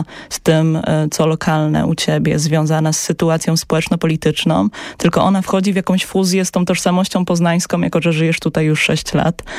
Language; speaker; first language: Polish; native; Polish